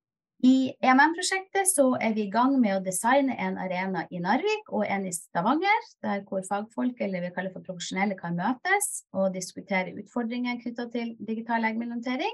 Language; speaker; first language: Norwegian; native; Norwegian